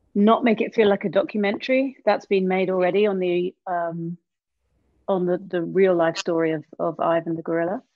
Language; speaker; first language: English; native; English